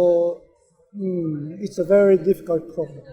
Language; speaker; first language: English; non-native, learner; Japanese